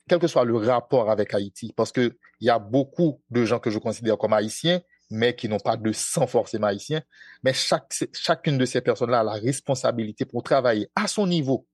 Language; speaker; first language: French; non-native, local second language; Haitian Creole